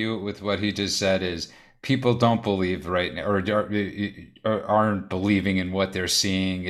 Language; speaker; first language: English; native; English